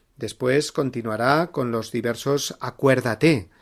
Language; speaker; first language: Spanish; native; Spanish